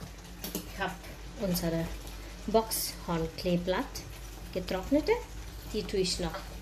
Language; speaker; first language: German; non-native, learner; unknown